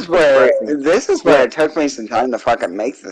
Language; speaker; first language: English; native; English